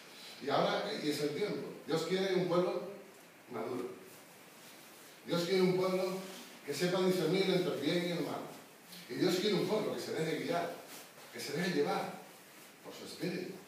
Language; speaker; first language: Spanish; native; Spanish